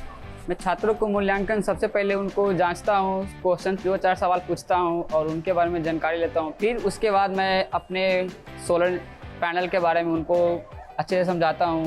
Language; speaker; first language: Hindi; native; Hindi